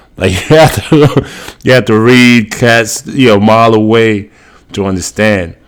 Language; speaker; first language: English; early bilingual, other home language; Spanish